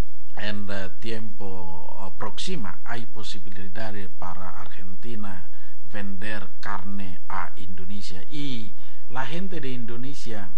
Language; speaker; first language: Spanish; non-native, learner; Indonesian